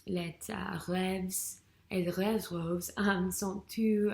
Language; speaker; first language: French; non-native, learner; English